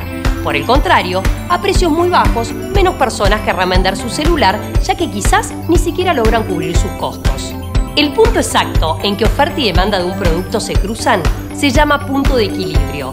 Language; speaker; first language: Spanish; native; Spanish